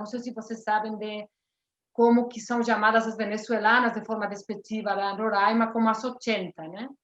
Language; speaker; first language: Portuguese; non-native, fluent; Spanish